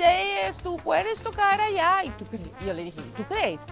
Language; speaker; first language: Spanish; non-native, fluent; Dutch